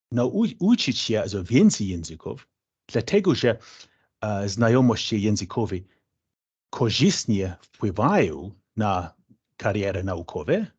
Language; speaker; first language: Polish; non-native, fluent; English